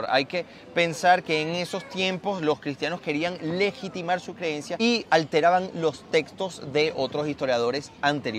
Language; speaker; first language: Spanish; native; Spanish